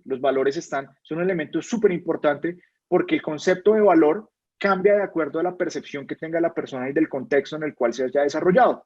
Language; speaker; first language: Spanish; native; Spanish